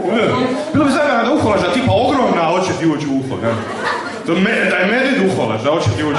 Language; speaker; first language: Croatian; native; Croatian